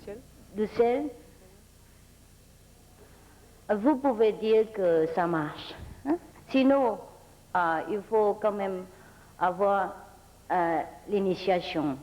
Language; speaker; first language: French; non-native, fluent; Vietnamese